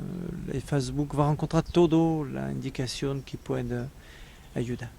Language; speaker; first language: Spanish; non-native, learner; French